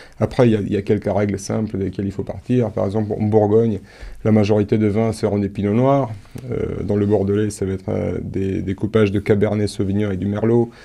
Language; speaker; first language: French; non-native, fluent; Romanian